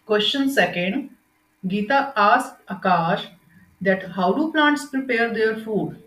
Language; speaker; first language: English; non-native, local second language; Punjabi